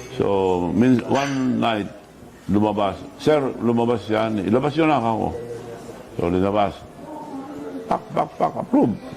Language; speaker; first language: Filipino; non-native, local second language; Iloko